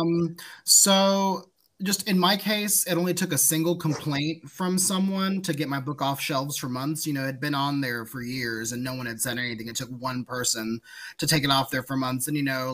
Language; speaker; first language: English; native; English